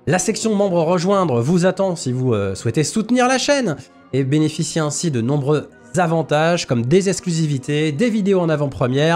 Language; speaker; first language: French; native; French